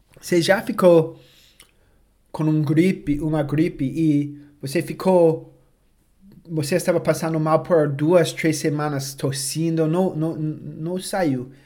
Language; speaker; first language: Portuguese; non-native, fluent; English